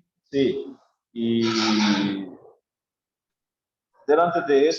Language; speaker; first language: Spanish; non-native, learner; Portuguese